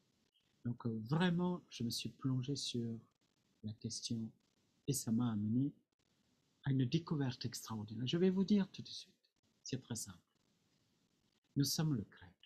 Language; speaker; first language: French; non-native, fluent; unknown